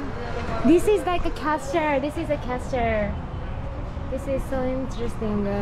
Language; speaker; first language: English; non-native, fluent; Japanese